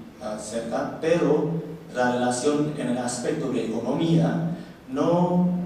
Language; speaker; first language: Spanish; non-native, learner; Indonesian